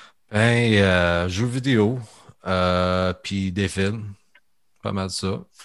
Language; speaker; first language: French; native; French